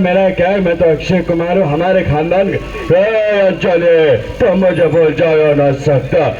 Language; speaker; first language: Hindi; non-native, local second language; Marathi